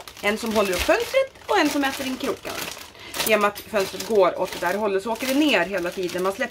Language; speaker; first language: Swedish; native; Swedish